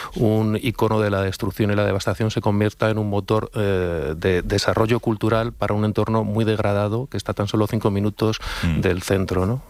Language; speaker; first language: Spanish; native; Spanish